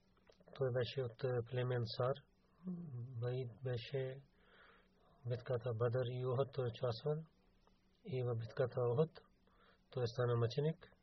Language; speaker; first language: Bulgarian; non-native, learner; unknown